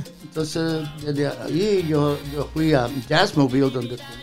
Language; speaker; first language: Spanish; early bilingual, heritage; Spanish